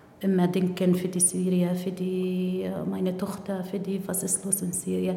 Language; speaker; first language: German; non-native, learner; Arabic